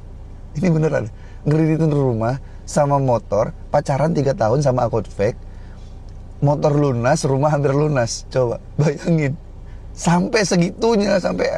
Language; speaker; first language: Indonesian; native; Indonesian